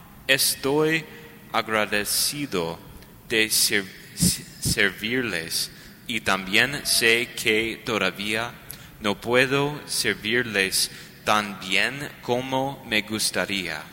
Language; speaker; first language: Spanish; non-native, learner; English